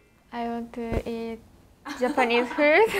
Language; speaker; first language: English; non-native, learner; Japanese